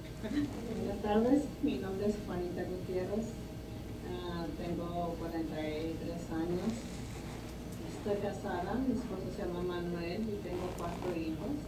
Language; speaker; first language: Spanish; early bilingual, heritage; Spanish